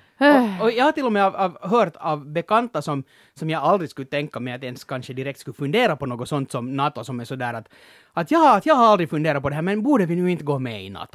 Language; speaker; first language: Swedish; native; Swedish